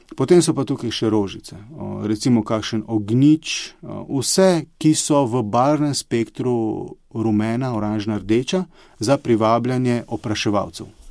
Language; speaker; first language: Slovenian; early bilingual, other home language; Bosnian